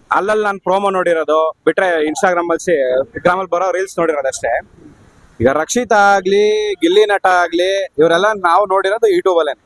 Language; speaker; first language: Kannada; native; Kannada